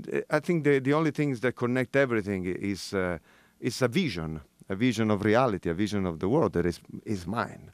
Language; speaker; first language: English; non-native, fluent; Italian